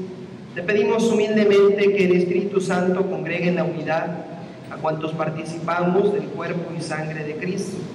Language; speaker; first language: Spanish; native; Spanish